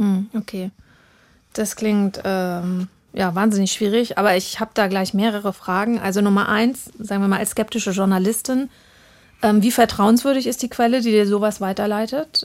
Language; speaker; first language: German; native; German